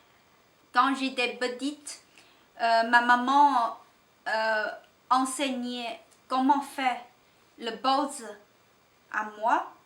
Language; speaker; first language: French; non-native, learner; Chinese